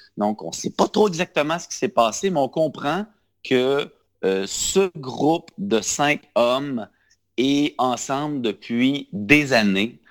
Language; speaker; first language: French; native; French